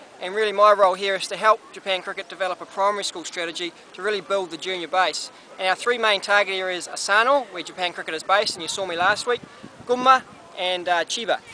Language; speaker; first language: English; native; English